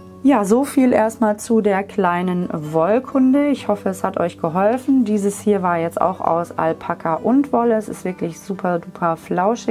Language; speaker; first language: German; native; German